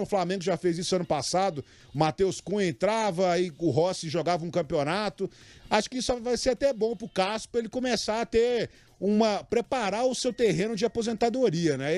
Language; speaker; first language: Portuguese; native; Portuguese